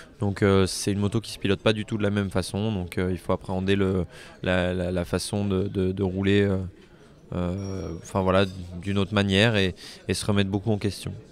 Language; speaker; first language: French; native; French